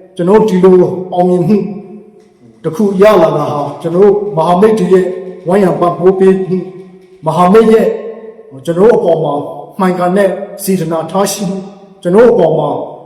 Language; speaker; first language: Burmese; non-native, local second language; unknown